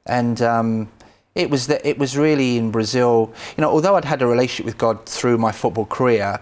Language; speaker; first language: English; native; English